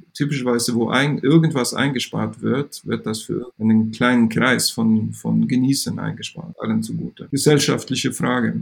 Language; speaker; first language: German; non-native, fluent; Swedish